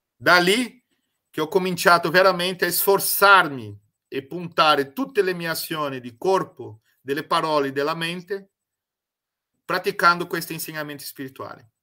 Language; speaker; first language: Italian; non-native, fluent; Portuguese